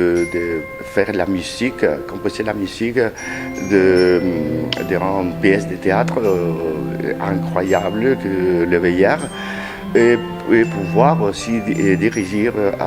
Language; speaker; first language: French; non-native, learner; Spanish